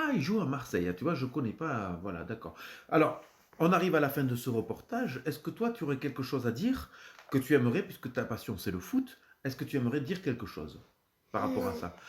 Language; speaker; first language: French; native; French